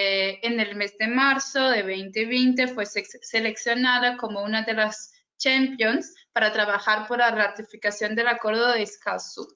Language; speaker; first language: Spanish; non-native, fluent; Portuguese